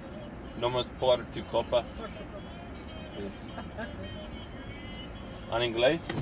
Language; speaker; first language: Spanish; non-native, learner; English